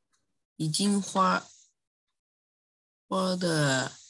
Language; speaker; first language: Chinese; non-native, learner; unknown